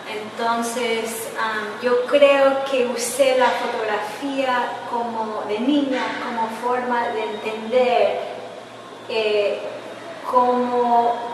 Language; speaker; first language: Spanish; early bilingual, heritage; English